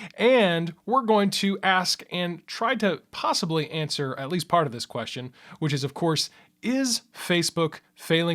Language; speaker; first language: English; native; English